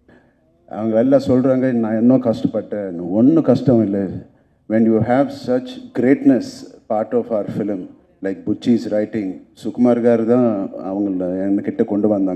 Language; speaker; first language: Tamil; non-native, local second language; Telugu